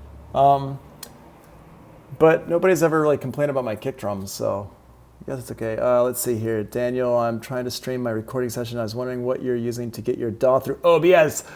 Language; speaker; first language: English; native; English